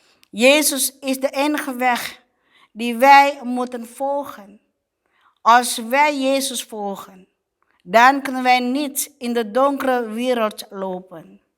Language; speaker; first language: Dutch; non-native, fluent; Indonesian